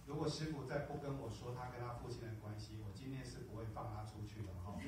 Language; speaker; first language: Chinese; native; Chinese